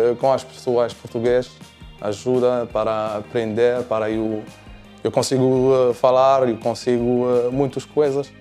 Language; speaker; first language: Portuguese; non-native, learner; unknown